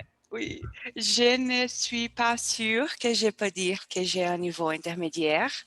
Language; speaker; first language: French; non-native, learner; Portuguese